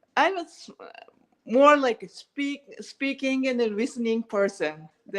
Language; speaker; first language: English; non-native, learner; Japanese